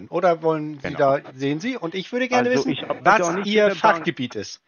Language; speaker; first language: German; native; German